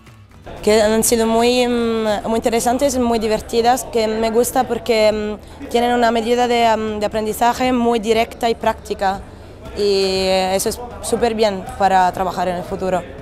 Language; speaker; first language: Spanish; non-native, fluent; Italian